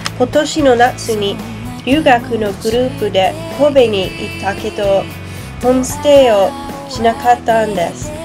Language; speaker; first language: Japanese; non-native, learner; English